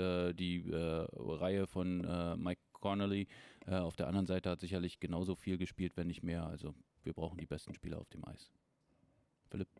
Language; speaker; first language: German; native; German